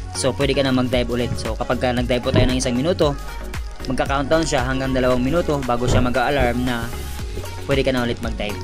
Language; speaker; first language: Filipino; non-native, local second language; Cebuano